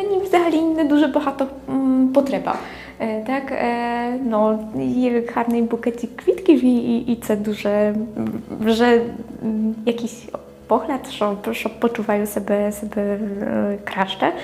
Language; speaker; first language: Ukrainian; non-native, learner; Polish